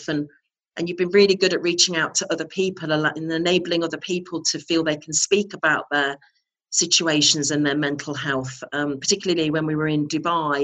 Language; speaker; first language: English; native; English